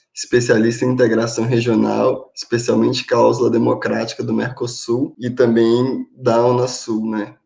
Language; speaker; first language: Portuguese; native; Portuguese